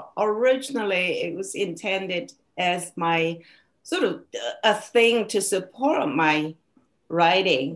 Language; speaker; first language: English; non-native, fluent; Chinese